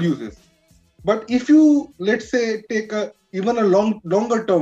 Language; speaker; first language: English; non-native, local second language; Bangla